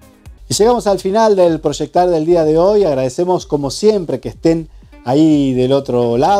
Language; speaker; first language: Spanish; native; Spanish